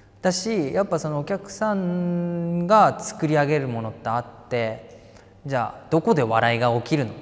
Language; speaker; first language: Japanese; native; Japanese